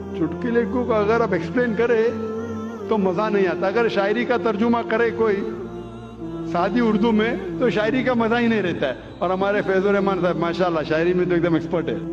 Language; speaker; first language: Urdu; non-native, local second language; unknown